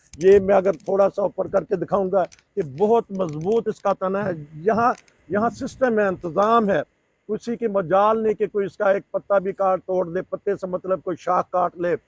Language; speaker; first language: Urdu; non-native, local second language; Punjabi